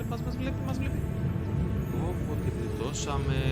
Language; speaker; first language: Greek; native; Greek